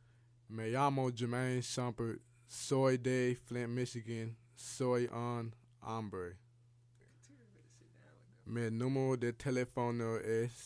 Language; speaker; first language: Spanish; non-native, learner; English